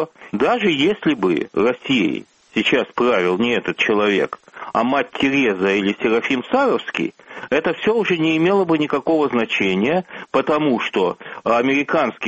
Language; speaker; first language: Russian; native; Russian